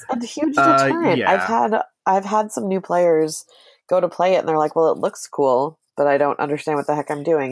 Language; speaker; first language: English; native; English